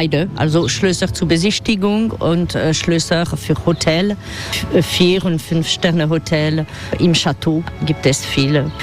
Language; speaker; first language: German; non-native, fluent; French